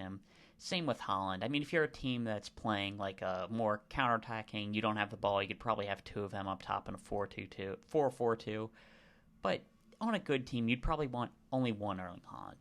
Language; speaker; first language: English; native; English